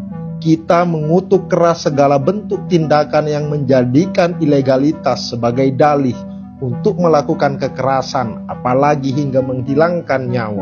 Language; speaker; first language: Indonesian; native; Indonesian